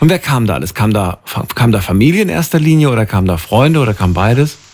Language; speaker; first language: German; native; German